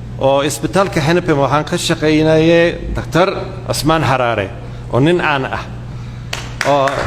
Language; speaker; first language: Somali; non-native, fluent; English